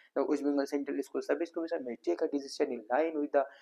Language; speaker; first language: English; non-native, local second language; Bangla